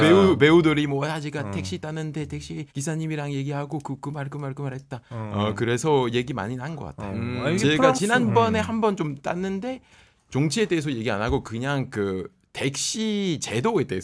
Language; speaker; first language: Korean; non-native, fluent; French